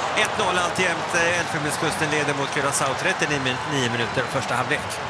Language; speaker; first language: Swedish; native; Swedish